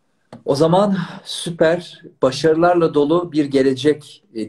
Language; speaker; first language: Turkish; native; Turkish